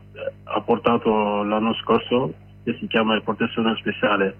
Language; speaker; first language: Italian; non-native, learner; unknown